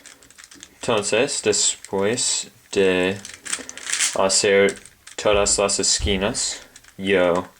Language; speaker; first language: Spanish; non-native, learner; English